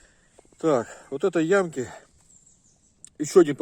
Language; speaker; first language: Russian; native; Russian